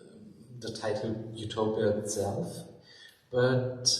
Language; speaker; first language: English; non-native, fluent; German